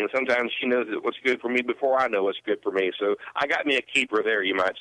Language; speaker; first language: English; native; English